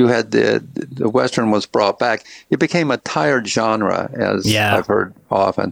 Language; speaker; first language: English; native; English